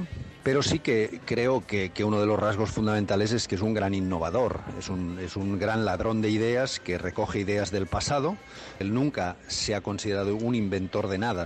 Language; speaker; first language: Spanish; native; Spanish